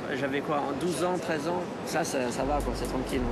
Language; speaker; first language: French; native; French